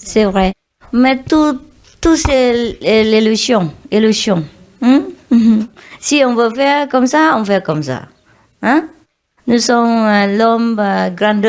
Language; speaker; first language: French; non-native, learner; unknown